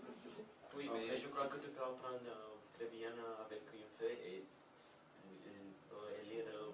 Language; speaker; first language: French; non-native, fluent; Romanian